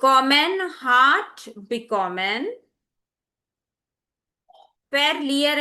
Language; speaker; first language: German; non-native, learner; Hindi